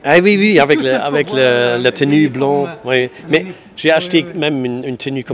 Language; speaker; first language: French; non-native, local second language; Luxembourgish